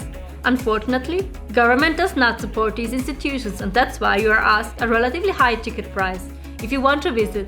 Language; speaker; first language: English; non-native, fluent; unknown